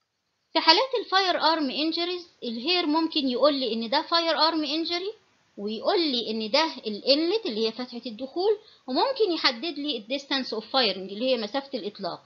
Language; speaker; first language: Arabic; native; Arabic